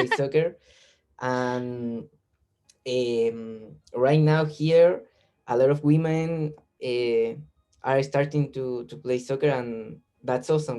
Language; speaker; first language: English; non-native, learner; Spanish